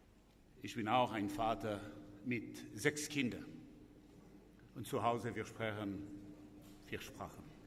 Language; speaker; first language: German; non-native, local second language; French